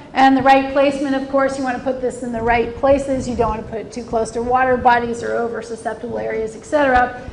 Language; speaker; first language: English; native; English